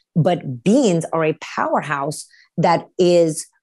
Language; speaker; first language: English; early bilingual, other home language; Romanian